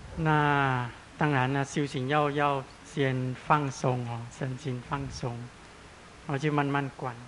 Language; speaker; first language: Chinese; non-native, fluent; Thai